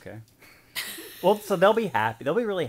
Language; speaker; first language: English; native; English